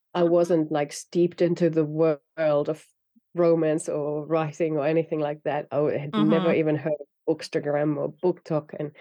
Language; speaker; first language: English; non-native, fluent; Finnish